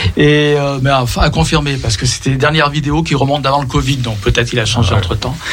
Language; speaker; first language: French; native; French